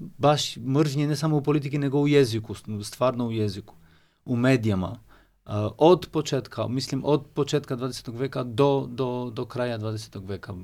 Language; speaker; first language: Serbian; non-native, fluent; Albanian